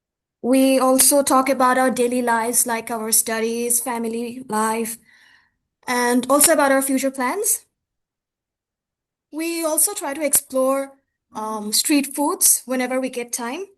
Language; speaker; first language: English; non-native, fluent; Bangla